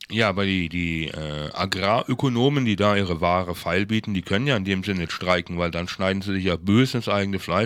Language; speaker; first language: German; native; German